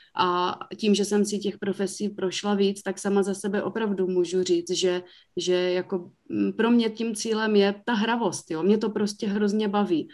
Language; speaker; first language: Czech; native; Czech